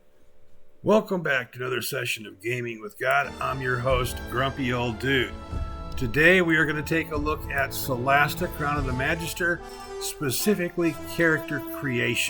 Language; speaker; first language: English; native; English